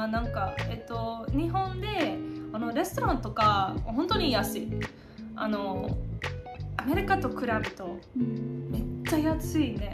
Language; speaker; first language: Japanese; non-native, fluent; English